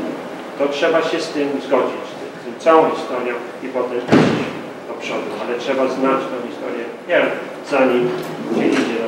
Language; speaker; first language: Polish; early bilingual, heritage; Polish